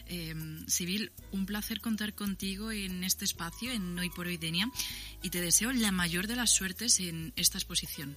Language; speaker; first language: Spanish; native; Spanish